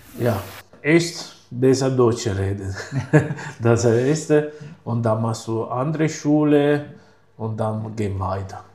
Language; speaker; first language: German; non-native, learner; Italian